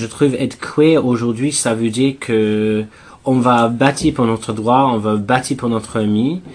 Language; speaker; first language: French; non-native, learner; English